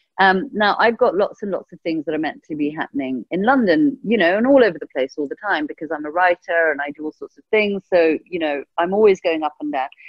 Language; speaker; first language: English; early bilingual, other home language; Persian